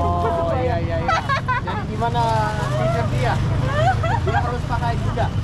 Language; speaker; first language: Indonesian; non-native, learner; English